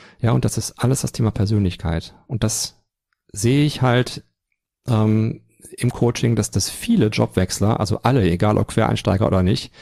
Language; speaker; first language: German; native; German